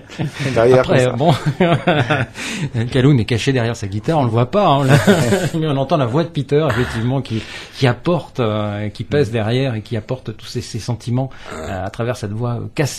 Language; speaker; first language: French; native; French